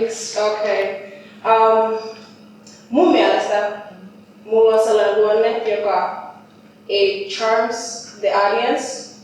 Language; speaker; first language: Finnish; early bilingual, other home language; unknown